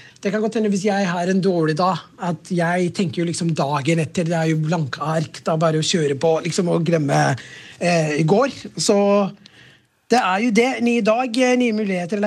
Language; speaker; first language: Norwegian; non-native, fluent; Somali